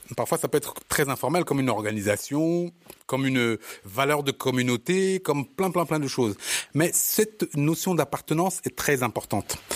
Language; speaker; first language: French; early bilingual, other home language; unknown